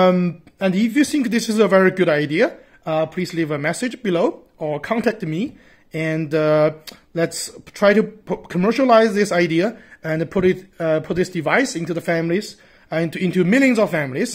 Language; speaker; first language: English; non-native, fluent; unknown